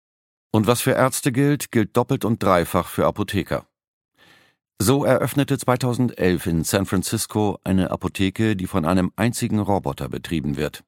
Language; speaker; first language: German; native; German